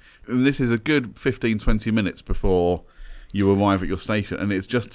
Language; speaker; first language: English; native; English